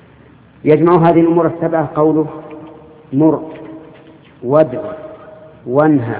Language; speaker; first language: Arabic; native; Arabic